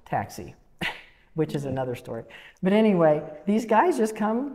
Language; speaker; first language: English; native; English